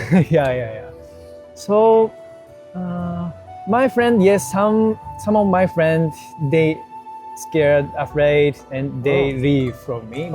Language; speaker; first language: English; non-native, learner; Japanese